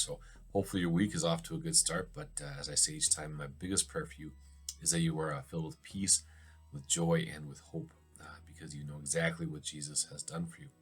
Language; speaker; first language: English; native; English